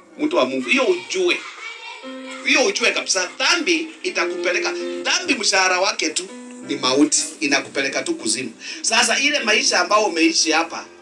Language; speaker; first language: Swahili; non-native, local second language; Luyia